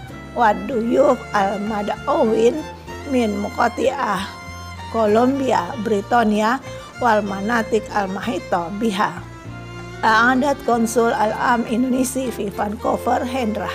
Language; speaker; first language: Arabic; non-native, learner; Indonesian